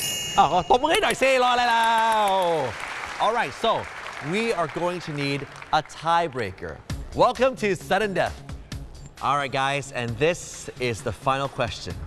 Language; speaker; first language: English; non-native, fluent; Thai